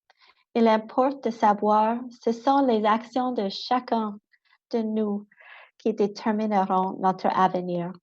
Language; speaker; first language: French; non-native, local second language; English